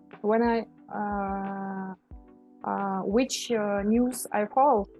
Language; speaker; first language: English; non-native, learner; Russian